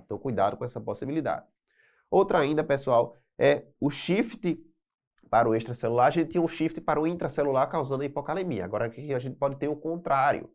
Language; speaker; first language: Portuguese; native; Portuguese